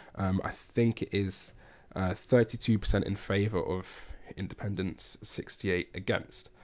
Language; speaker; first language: English; native; English